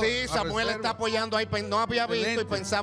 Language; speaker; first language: Spanish; native; Spanish